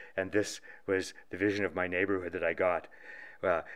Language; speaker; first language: English; native; English